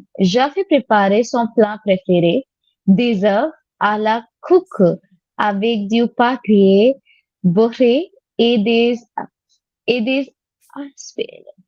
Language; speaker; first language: French; non-native, learner; Hindi